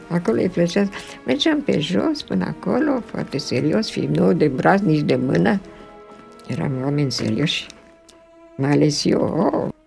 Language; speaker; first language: Romanian; early bilingual, other home language; French